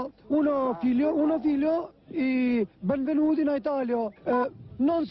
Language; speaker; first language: Italian; non-native, learner; Albanian